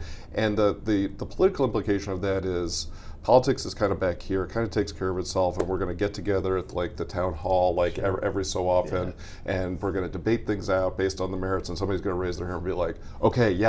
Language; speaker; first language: English; native; English